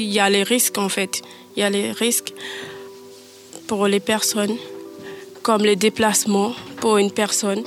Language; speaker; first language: French; non-native, learner; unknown